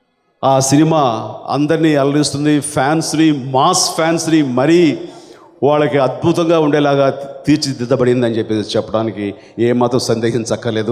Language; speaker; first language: Telugu; native; Telugu